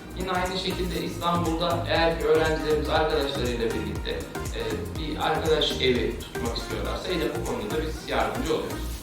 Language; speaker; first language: Turkish; native; Turkish